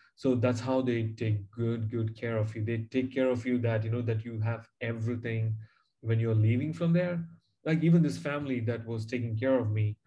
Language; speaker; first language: English; non-native, local second language; Tamil